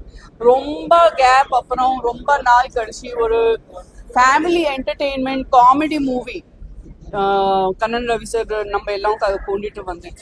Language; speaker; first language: Tamil; non-native, fluent; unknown